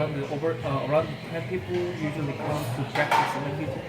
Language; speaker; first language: English; non-native, learner; Korean